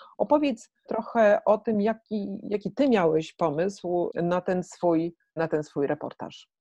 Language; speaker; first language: Polish; native; Polish